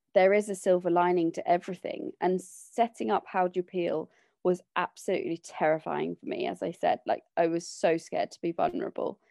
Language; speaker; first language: English; native; English